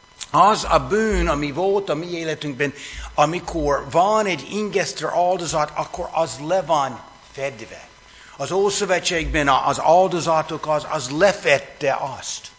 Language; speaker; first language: Hungarian; non-native, fluent; English